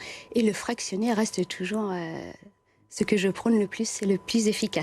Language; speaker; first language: French; native; French